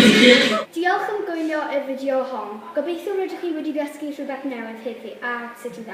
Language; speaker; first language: Welsh; non-native, local second language; English